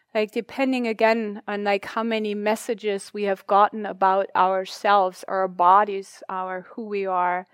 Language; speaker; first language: English; non-native, fluent; German